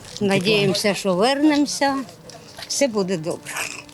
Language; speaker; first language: Russian; native; Russian